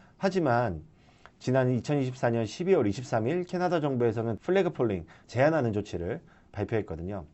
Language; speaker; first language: Korean; native; Korean